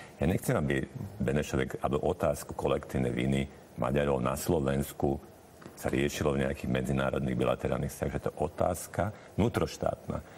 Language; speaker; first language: Slovak; non-native, local second language; Hungarian